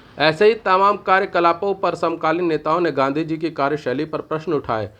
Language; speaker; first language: Hindi; native; Hindi